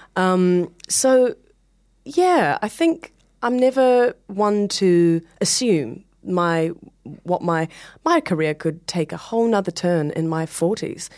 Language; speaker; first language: English; native; English